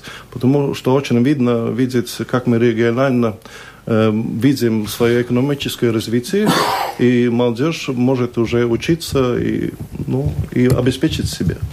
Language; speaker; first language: Russian; non-native, local second language; Latvian